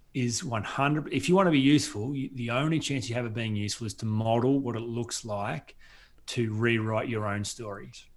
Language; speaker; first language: English; native; English